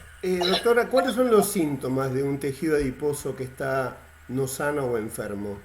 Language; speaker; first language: Spanish; native; Spanish